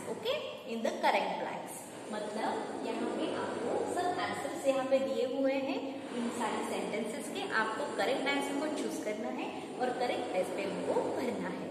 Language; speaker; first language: Hindi; non-native, local second language; Marathi